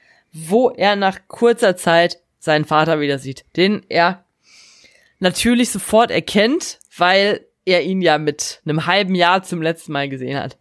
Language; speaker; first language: German; native; German